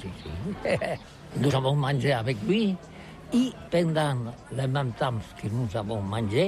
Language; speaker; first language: French; non-native, learner; Catalan